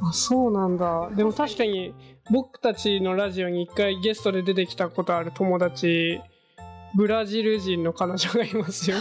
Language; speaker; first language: Japanese; native; Japanese